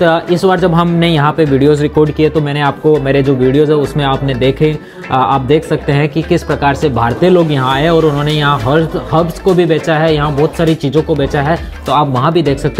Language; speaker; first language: Hindi; native; Hindi